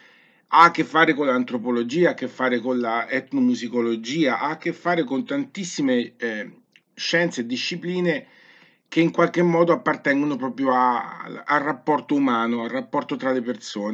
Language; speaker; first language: Italian; native; Italian